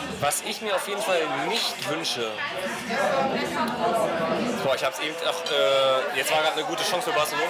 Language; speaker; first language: German; native; German